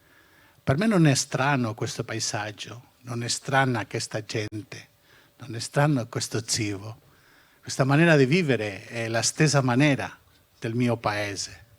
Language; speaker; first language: Italian; non-native, fluent; Catalan